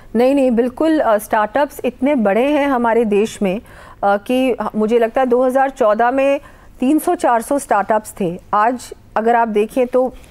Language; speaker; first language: Hindi; native; Hindi